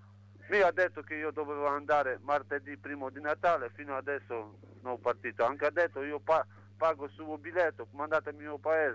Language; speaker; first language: Italian; non-native, learner; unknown